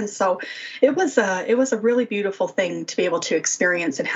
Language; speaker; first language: English; native; English